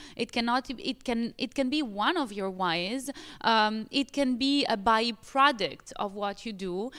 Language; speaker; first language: English; non-native, fluent; Italian